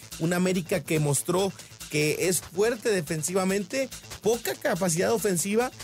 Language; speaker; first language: Spanish; native; Spanish